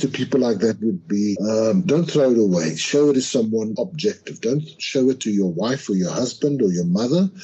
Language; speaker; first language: English; non-native, local second language; Afrikaans